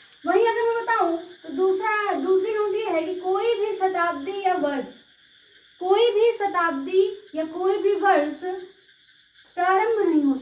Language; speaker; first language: Hindi; native; Hindi